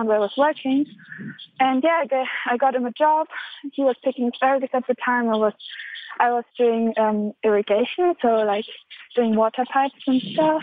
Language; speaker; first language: English; non-native, fluent; German